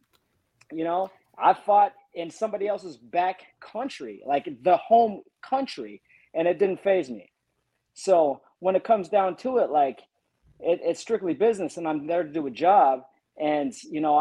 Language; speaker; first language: English; native; English